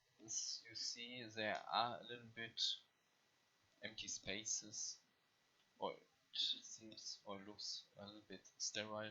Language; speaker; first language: English; non-native, learner; German